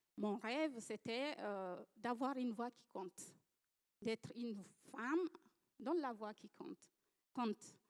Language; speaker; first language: French; non-native, local second language; Fula